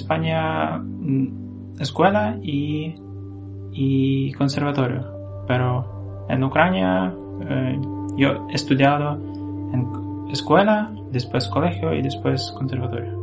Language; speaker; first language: Spanish; non-native, learner; Ukrainian